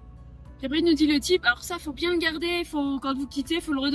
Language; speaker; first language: French; native; French